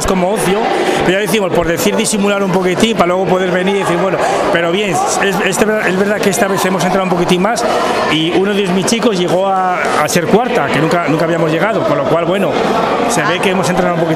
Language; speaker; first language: Spanish; native; Spanish